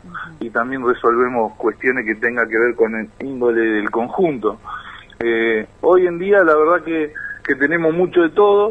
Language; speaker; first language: Spanish; native; Spanish